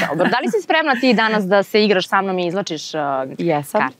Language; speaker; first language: Serbian; native; Serbian